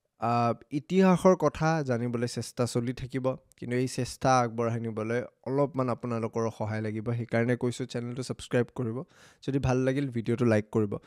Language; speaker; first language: Assamese; native; Assamese